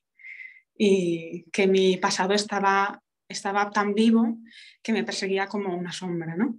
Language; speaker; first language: Spanish; early bilingual, other home language; Romanian